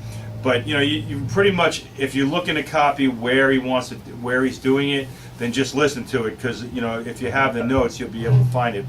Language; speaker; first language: English; native; English